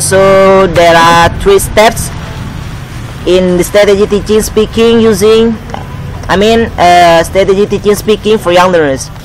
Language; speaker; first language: English; non-native, learner; Indonesian